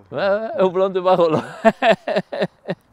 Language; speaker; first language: French; non-native, fluent; Italian